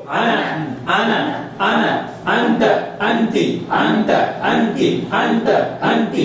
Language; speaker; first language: Arabic; non-native, learner; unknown